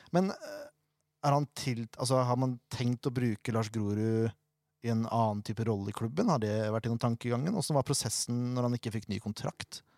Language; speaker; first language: Norwegian; native; Norwegian